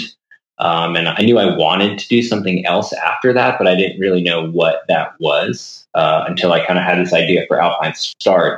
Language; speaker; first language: English; native; English